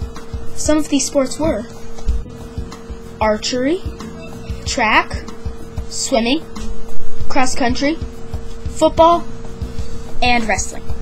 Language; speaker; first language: English; native; English